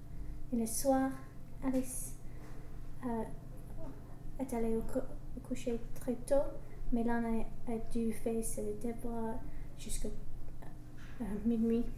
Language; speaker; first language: French; non-native, learner; English